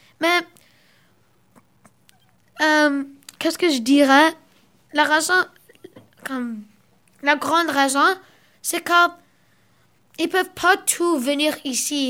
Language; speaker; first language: French; early bilingual, other home language; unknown